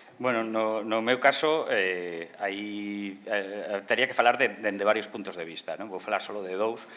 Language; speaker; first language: Galician; non-native, local second language; Spanish